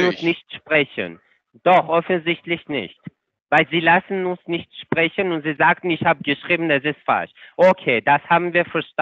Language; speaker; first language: German; non-native, fluent; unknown